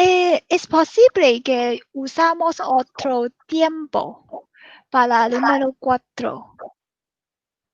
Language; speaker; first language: Spanish; non-native, learner; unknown